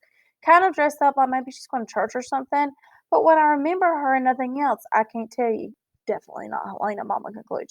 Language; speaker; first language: English; native; English